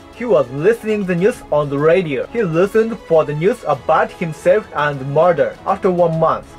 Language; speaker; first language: English; non-native, fluent; Japanese